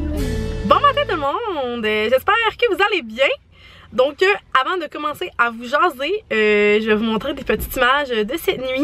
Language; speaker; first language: French; native; French